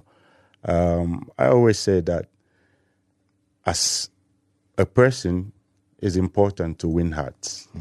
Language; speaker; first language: English; non-native, local second language; Igbo